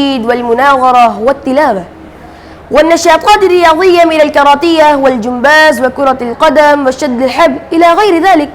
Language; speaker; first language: Arabic; non-native, fluent; Urdu